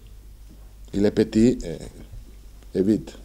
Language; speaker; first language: French; non-native, fluent; Italian